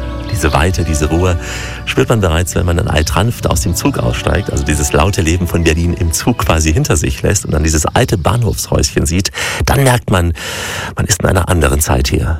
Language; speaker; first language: German; native; German